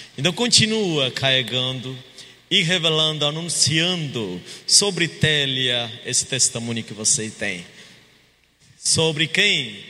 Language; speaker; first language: Portuguese; non-native, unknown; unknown